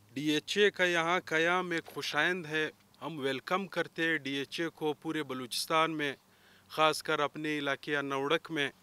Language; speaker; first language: Urdu; non-native, local second language; Pashto